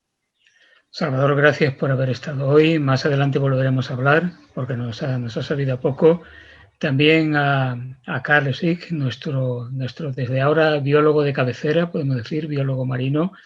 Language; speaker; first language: Spanish; native; Spanish